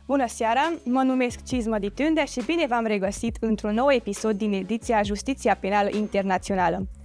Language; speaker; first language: Romanian; non-native, local second language; Hungarian